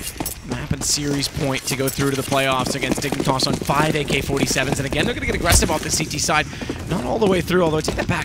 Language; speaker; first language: English; native; English